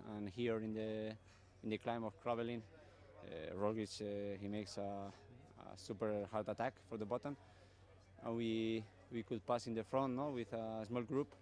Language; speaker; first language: English; non-native, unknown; Basque